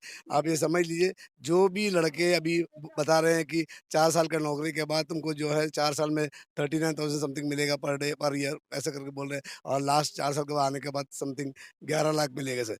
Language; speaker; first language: Hindi; native; Hindi